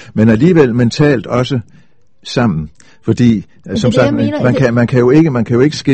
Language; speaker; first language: Danish; native; Danish